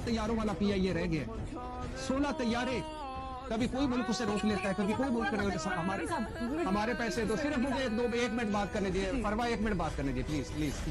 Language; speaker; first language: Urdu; non-native, local second language; Punjabi